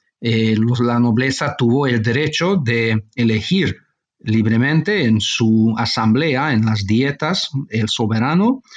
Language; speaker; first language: Spanish; non-native, fluent; Hungarian